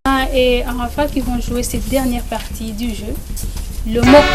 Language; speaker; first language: French; non-native, local second language; Comorian